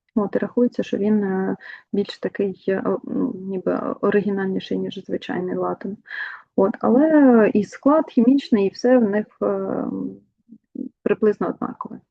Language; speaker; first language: Ukrainian; non-native, local second language; Russian